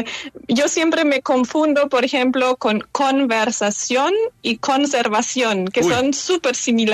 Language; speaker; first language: Spanish; non-native, fluent; German